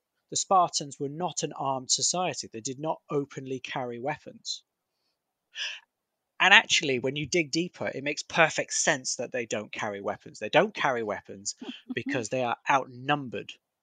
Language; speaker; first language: English; native; English